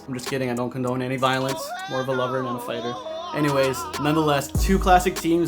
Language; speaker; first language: English; native; English